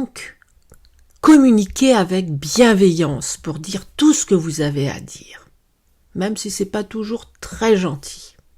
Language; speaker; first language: French; native; French